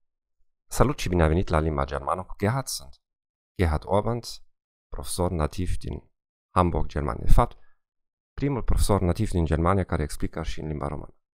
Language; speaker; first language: Romanian; non-native, fluent; German